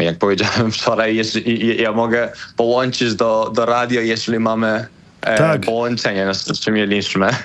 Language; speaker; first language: Polish; non-native, fluent; Spanish